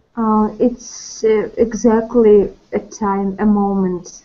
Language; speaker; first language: English; non-native, learner; Russian